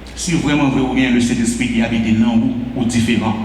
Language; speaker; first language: French; non-native, local second language; Haitian Creole